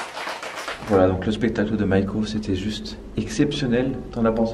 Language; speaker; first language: French; native; French